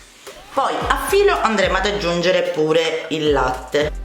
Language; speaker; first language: Italian; native; Italian